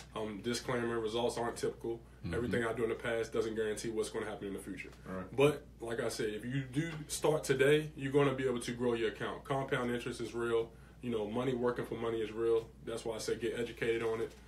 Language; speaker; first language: English; native; English